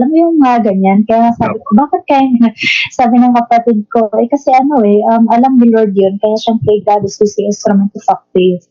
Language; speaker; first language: Filipino; non-native, local second language; Cebuano